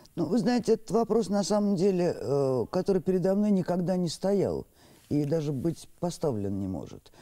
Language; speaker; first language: Russian; native; Russian